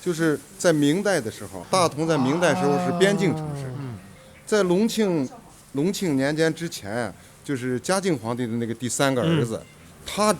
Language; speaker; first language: Chinese; native; Chinese